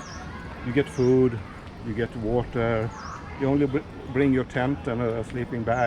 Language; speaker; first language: English; non-native, learner; Swedish